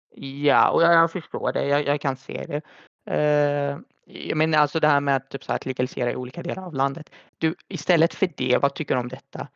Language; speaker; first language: Swedish; early bilingual, other home language; Arabic